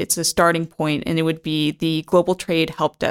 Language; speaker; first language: English; native; English